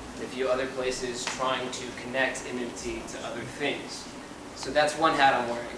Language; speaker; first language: English; native; English